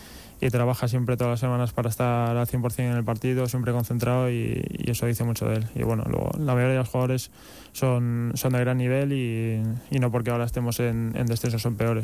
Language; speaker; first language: Spanish; native; Spanish